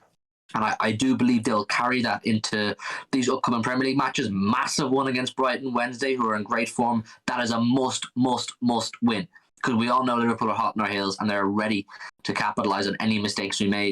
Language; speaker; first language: English; native; English